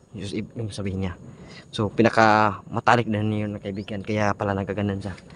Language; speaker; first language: Filipino; non-native, local second language; Cebuano